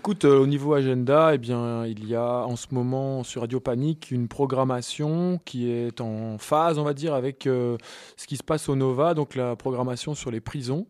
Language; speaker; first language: French; native; French